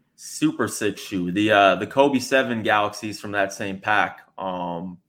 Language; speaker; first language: English; native; English